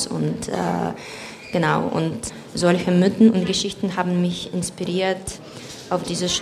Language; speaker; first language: German; non-native, fluent; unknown